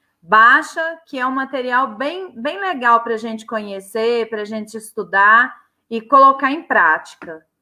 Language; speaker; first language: Portuguese; native; Portuguese